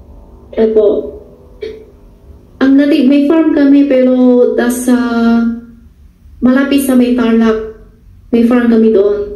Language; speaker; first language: Filipino; non-native, learner; Chinese